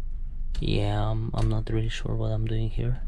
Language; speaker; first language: English; non-native, fluent; French